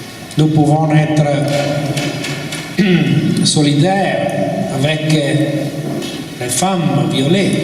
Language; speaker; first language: French; non-native, learner; Italian